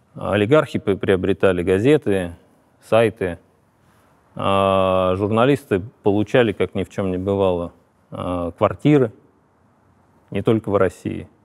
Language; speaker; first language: Russian; native; Russian